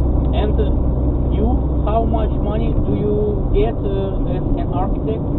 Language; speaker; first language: English; non-native, fluent; Russian